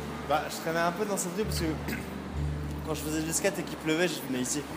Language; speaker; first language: French; native; French